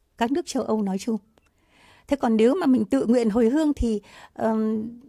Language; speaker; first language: Vietnamese; native; Vietnamese